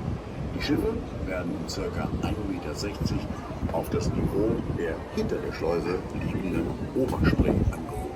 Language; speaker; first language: German; native; German